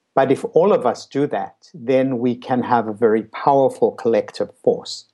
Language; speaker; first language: English; native; English